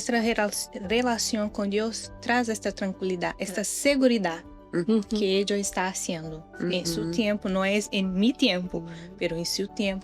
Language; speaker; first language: Spanish; non-native, learner; Portuguese